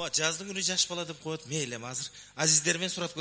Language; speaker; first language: Kyrgyz; native; Kyrgyz